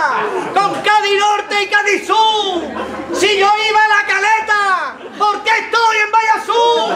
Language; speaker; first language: Spanish; native; Spanish